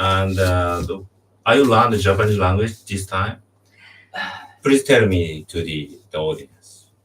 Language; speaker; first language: English; non-native, learner; Japanese